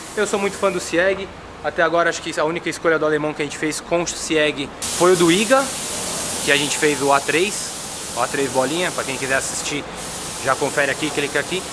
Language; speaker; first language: Portuguese; native; Portuguese